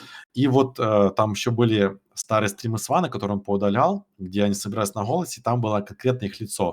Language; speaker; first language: Russian; native; Russian